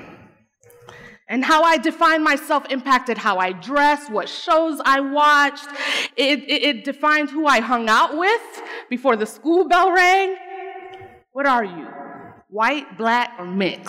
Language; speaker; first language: English; early bilingual, other home language; Spanish